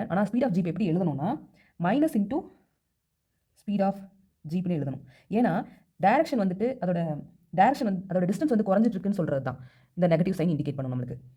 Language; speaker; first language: Tamil; native; Tamil